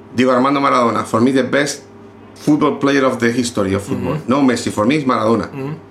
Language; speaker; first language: English; non-native, learner; Spanish